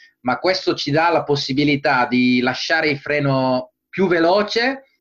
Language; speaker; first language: Italian; non-native, fluent; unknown